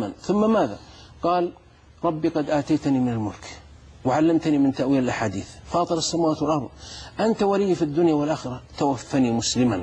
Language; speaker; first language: Arabic; native; Arabic